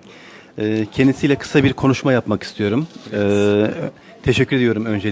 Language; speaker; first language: Turkish; native; Turkish